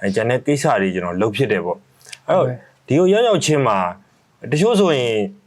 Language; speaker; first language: Burmese; native; Burmese